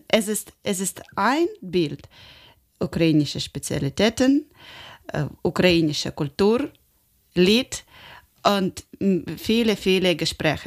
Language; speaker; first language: German; non-native, learner; Ukrainian